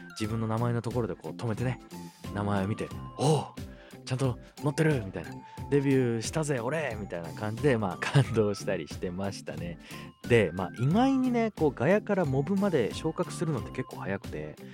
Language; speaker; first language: Japanese; native; Japanese